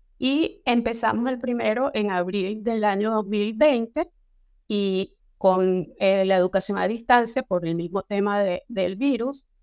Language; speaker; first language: Spanish; native; Spanish